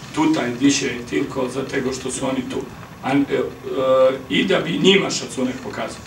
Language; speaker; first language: Polish; non-native, learner; Serbian